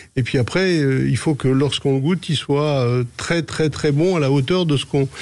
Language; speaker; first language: French; native; French